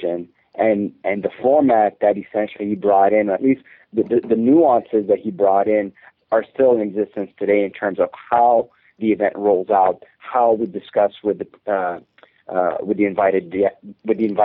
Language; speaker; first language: English; non-native, fluent; French